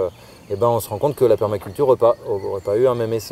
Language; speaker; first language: French; native; French